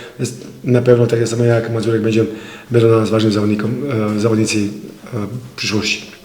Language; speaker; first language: Polish; non-native, fluent; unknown